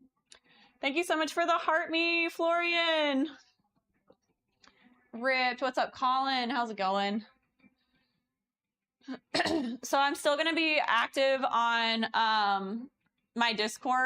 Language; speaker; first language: English; native; English